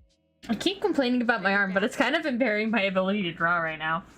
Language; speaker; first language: English; native; English